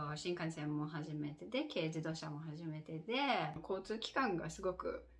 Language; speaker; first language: Japanese; non-native, fluent; English